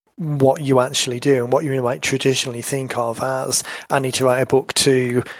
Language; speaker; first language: English; native; English